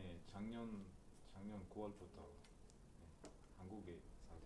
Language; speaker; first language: Korean; non-native, learner; Uzbek